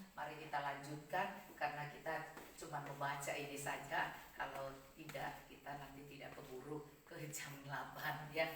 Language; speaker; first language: Indonesian; native; Indonesian